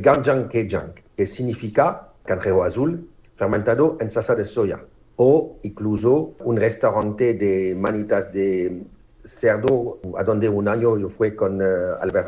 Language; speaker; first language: Spanish; non-native, fluent; French